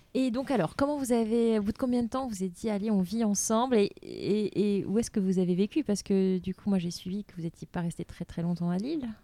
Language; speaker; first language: French; native; French